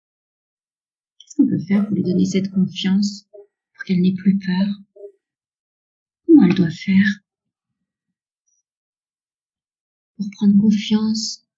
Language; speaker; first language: French; native; French